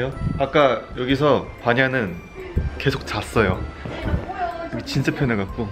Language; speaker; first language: Korean; native; Korean